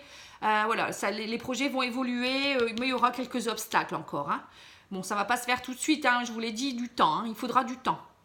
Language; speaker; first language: French; native; French